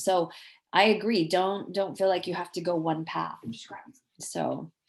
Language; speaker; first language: English; native; English